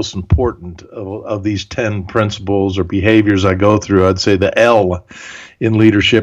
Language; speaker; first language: English; early bilingual, other home language; German